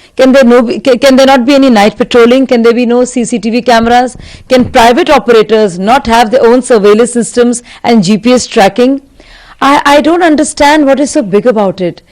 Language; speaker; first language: English; non-native, local second language; Hindi